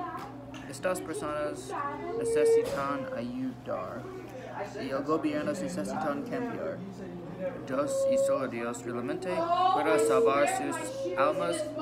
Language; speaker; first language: Spanish; non-native, learner; English